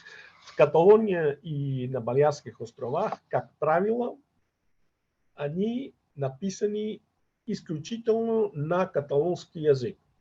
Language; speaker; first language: Russian; non-native, fluent; Catalan